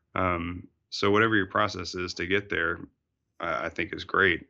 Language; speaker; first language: English; native; English